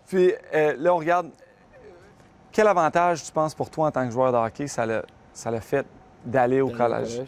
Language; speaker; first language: French; native; French